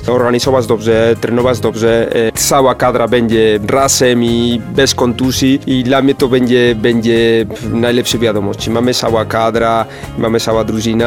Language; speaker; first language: Polish; non-native, fluent; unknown